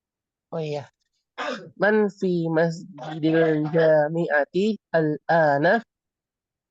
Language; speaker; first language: Arabic; non-native, learner; Indonesian